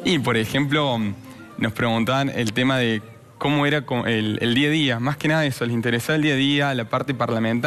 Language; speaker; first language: Spanish; native; Spanish